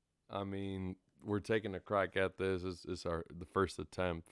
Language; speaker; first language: English; early bilingual, other home language; Spanish